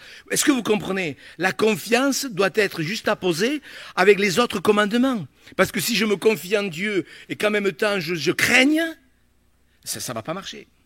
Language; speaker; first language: French; native; French